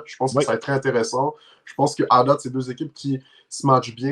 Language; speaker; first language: French; native; French